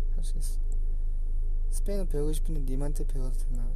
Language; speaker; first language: Korean; non-native, fluent; Spanish